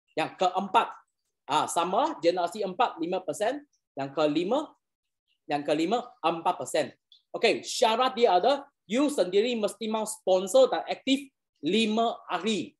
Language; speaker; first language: Malay; non-native, local second language; Chinese